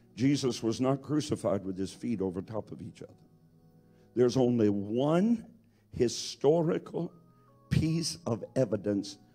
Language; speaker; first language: English; native; English